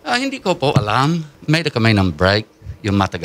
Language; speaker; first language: Filipino; non-native, learner; English